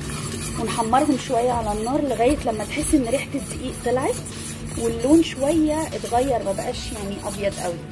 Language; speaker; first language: Arabic; native; Arabic